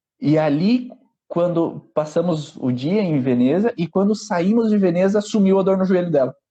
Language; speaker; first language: Portuguese; native; Portuguese